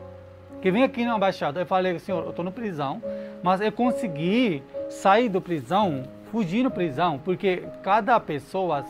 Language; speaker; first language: Portuguese; non-native, learner; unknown